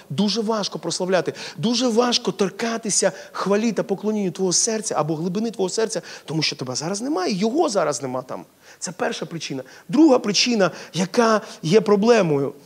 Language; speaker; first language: Ukrainian; non-native, local second language; Russian